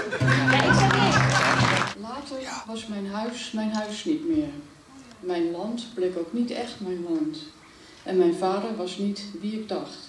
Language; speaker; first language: Dutch; non-native, fluent; English